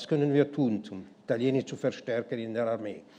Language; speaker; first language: German; non-native, local second language; Italian